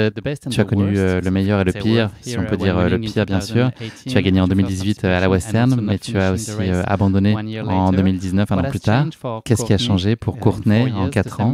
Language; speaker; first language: French; native; French